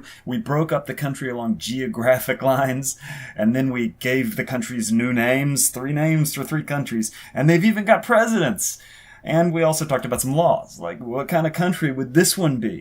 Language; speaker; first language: English; native; English